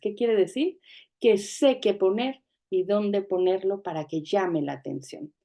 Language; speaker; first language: Spanish; native; Spanish